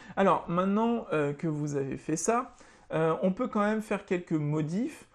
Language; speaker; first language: French; native; French